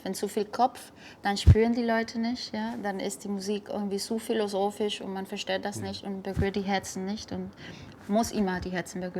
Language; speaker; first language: German; non-native, fluent; Spanish